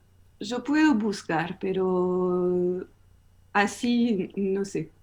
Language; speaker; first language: Spanish; non-native, learner; French